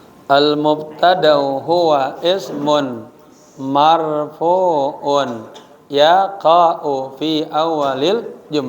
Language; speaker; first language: Arabic; non-native, fluent; Indonesian